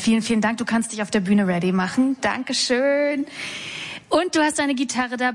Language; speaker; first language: German; native; German